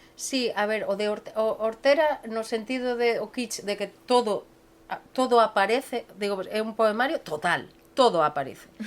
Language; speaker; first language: Galician; non-native, local second language; Spanish